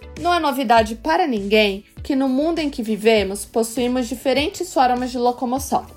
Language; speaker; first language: Portuguese; native; Portuguese